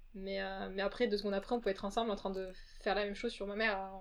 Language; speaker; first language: French; early bilingual, other home language; Portuguese